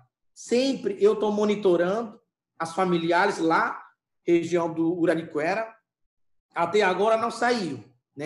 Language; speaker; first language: Portuguese; non-native, local second language; Yanomámi